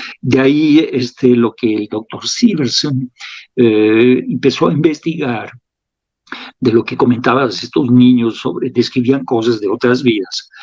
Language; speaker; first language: Spanish; non-native, fluent; French